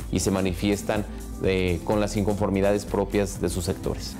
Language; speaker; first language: Spanish; native; Spanish